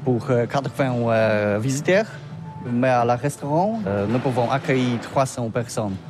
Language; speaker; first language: French; non-native, learner; Polish